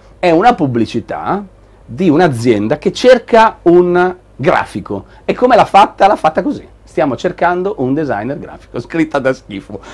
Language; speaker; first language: Italian; native; Italian